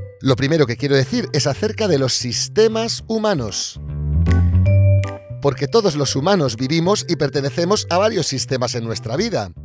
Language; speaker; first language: Spanish; native; Spanish